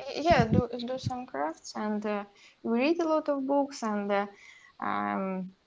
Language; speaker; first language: English; non-native, learner; Russian